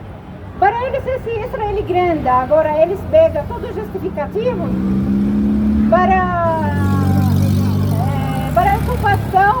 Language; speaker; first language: Portuguese; non-native, learner; Arabic